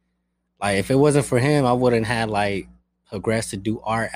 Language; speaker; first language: English; early bilingual, other home language; Spanish